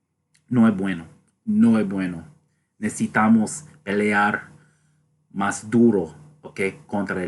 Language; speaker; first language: Spanish; non-native, learner; English